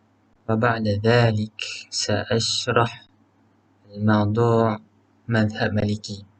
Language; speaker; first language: Arabic; non-native, learner; Malay